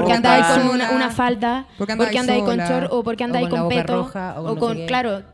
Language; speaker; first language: Spanish; native; Spanish